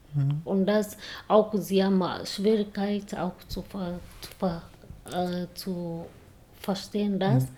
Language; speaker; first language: German; non-native, learner; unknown